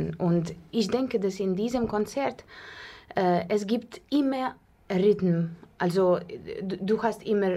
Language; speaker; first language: German; non-native, fluent; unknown